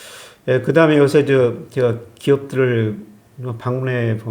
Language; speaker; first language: Korean; native; Korean